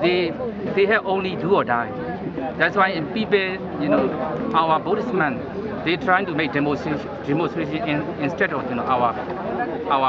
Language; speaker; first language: English; non-native, learner; Burmese